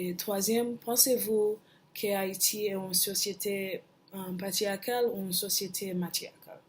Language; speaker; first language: French; non-native, learner; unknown